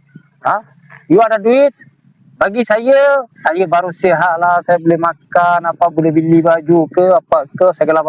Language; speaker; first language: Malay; non-native, learner; Bangla